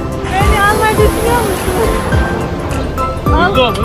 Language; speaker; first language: Turkish; non-native, fluent; Slovenian